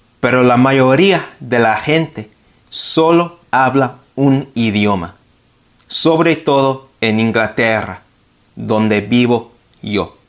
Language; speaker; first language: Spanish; non-native, fluent; English